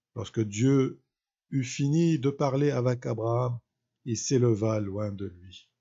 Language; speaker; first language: French; non-native, local second language; Arabic